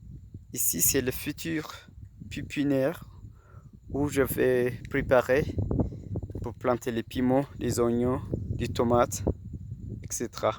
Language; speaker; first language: French; non-native, fluent; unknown